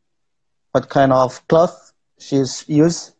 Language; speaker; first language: English; non-native, learner; Indonesian